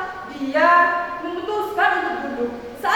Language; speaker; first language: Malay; non-native, local second language; Javanese